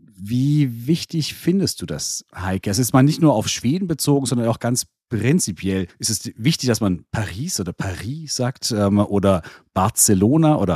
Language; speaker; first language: German; native; German